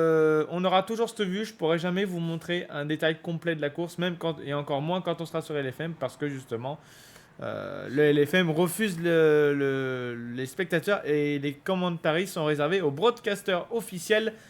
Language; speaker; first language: French; native; French